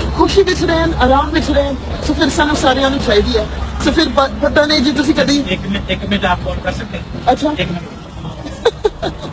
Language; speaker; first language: Punjabi; non-native, learner; English